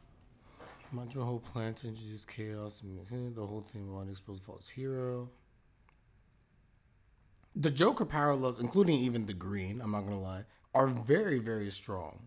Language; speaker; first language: English; native; English